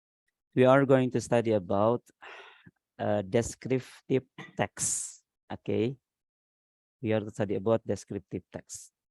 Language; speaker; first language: English; non-native, learner; Indonesian